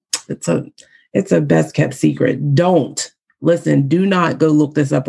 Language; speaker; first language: English; native; English